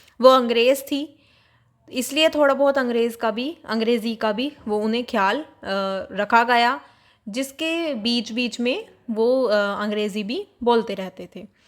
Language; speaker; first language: Hindi; native; Hindi